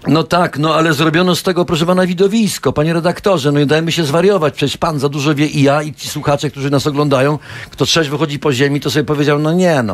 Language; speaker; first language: Polish; native; Polish